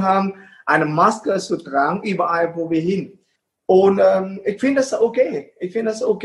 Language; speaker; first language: German; non-native, fluent; Vietnamese